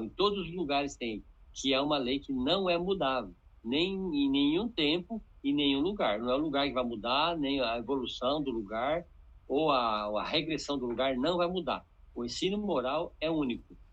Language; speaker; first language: Portuguese; native; Portuguese